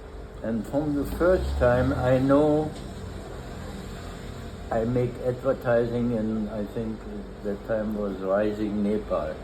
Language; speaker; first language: English; non-native, fluent; German